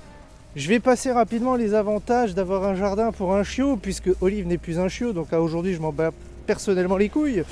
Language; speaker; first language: French; native; French